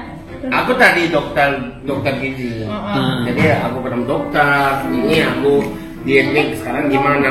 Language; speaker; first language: Indonesian; non-native, learner; Japanese